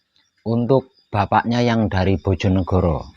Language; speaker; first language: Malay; non-native, local second language; Javanese